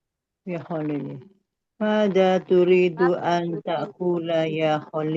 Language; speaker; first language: Arabic; non-native, learner; Indonesian